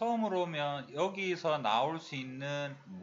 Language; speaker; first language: Korean; native; Korean